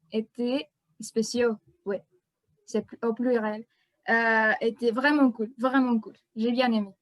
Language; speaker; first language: French; non-native, fluent; Spanish